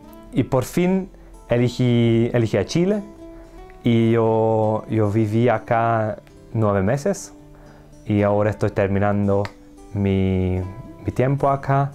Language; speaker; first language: Spanish; non-native, learner; Hungarian